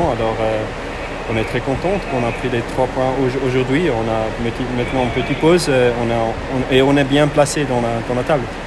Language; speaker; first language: French; non-native, learner; German